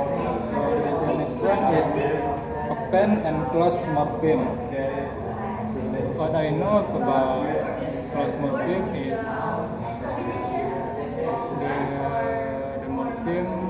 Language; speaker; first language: English; non-native, learner; Indonesian